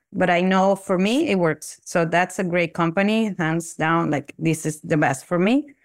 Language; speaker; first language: English; non-native, fluent; Spanish